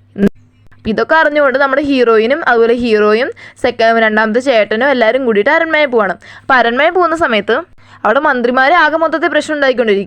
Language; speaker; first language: Malayalam; native; Malayalam